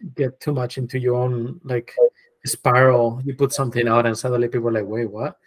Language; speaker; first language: English; non-native, fluent; Spanish